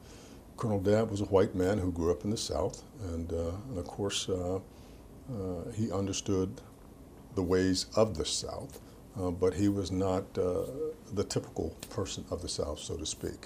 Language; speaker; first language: English; native; English